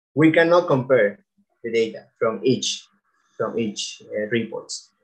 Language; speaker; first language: English; non-native, fluent; Spanish